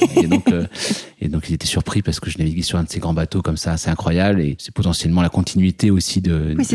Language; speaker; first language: French; native; French